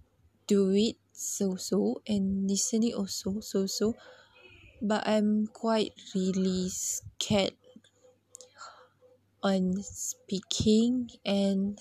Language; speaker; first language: English; non-native, learner; Malay